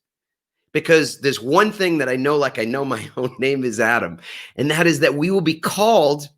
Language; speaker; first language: English; native; English